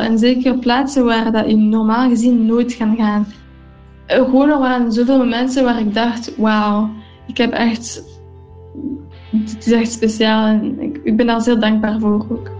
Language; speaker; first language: Dutch; non-native, local second language; English